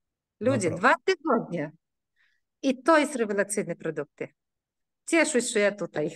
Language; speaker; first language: Polish; non-native, learner; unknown